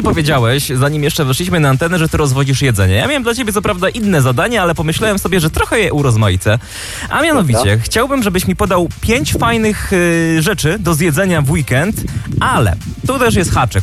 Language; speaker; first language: Polish; native; Polish